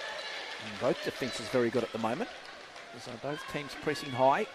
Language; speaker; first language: English; native; English